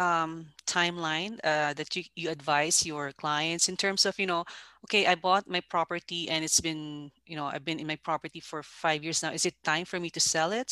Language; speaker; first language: English; non-native, local second language; Filipino